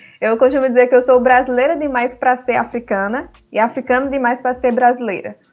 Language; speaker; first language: Portuguese; early bilingual, other home language; Upper Guinea Crioulo